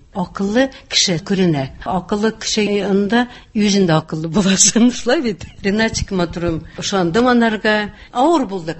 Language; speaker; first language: Tatar; early bilingual, heritage; Tatar